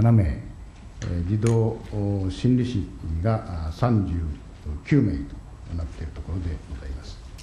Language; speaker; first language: Japanese; native; Japanese